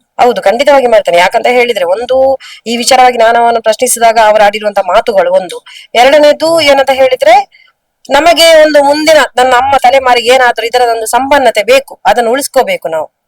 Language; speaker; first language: Kannada; non-native, local second language; Tulu